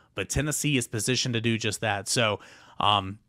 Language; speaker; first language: English; native; English